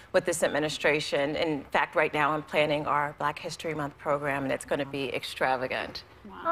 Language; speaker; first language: English; native; English